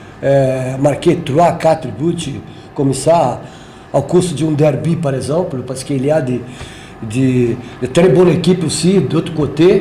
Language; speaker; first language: French; non-native, fluent; Portuguese